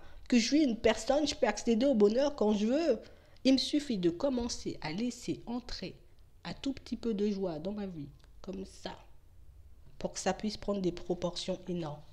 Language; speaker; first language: French; native; French